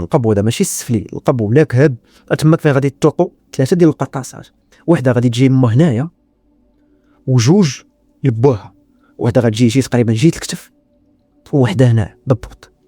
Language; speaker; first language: Arabic; native; Arabic